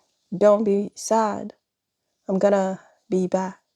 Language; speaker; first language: English; non-native, fluent; French